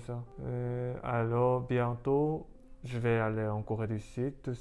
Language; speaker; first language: French; non-native, learner; Korean